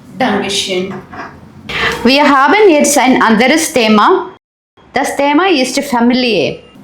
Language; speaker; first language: German; non-native, fluent; Malayalam